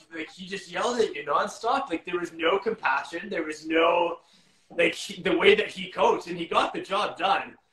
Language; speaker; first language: English; native; English